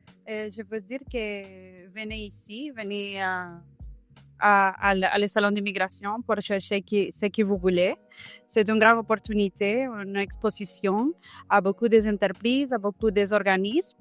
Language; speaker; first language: French; non-native, fluent; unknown